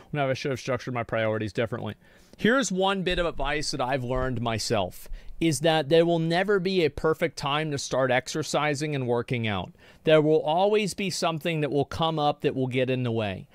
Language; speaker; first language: English; native; English